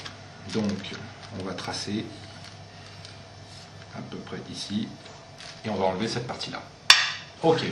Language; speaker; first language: French; native; French